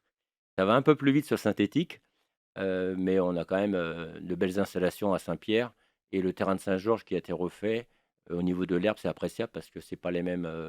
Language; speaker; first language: French; native; French